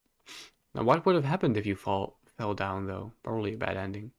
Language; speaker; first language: English; non-native, fluent; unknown